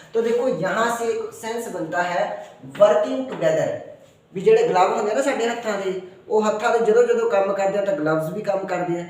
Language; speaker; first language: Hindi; non-native, local second language; Punjabi